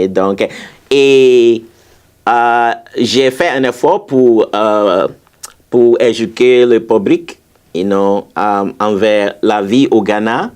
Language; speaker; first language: French; non-native, fluent; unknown